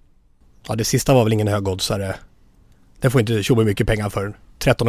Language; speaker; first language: Swedish; native; Swedish